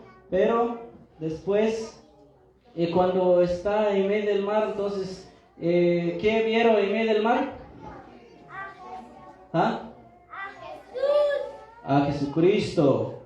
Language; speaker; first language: Spanish; non-native, local second language; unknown